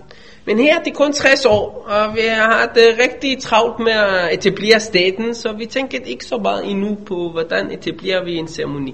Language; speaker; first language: Danish; non-native, fluent; Hebrew